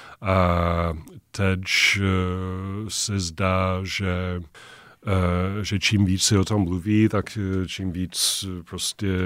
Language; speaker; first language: Czech; non-native, fluent; English